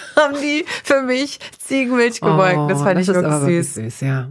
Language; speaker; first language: German; native; German